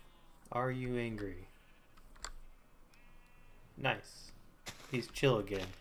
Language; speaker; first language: English; native; English